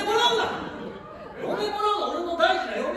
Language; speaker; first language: Japanese; native; Japanese